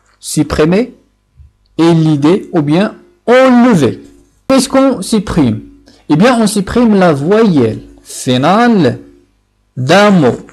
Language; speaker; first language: French; non-native, local second language; Arabic